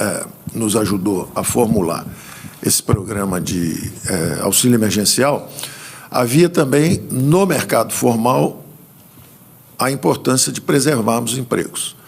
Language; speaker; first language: Portuguese; native; Portuguese